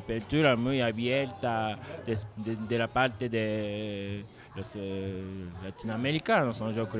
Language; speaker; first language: Spanish; non-native, learner; Japanese